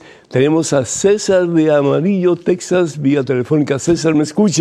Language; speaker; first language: Spanish; native; Spanish